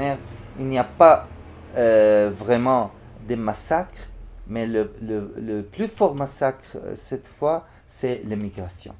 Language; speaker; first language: French; non-native, fluent; Arabic